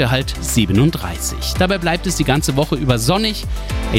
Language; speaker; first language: German; native; German